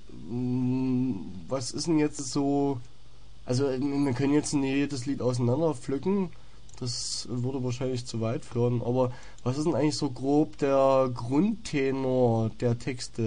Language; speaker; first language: German; native; German